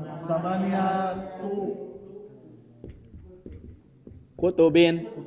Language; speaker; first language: Arabic; non-native, fluent; Sundanese